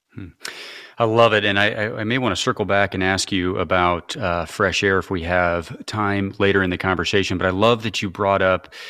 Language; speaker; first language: English; native; English